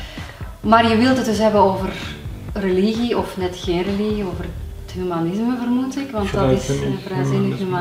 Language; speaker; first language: Dutch; native; Dutch